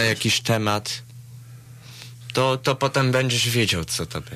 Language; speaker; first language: Polish; early bilingual, other home language; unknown